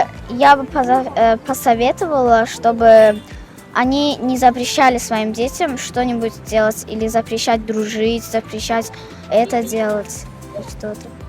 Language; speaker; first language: Russian; non-native, local second language; Azerbaijani